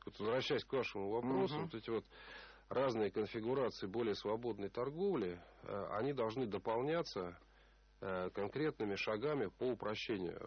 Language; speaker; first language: Russian; native; Russian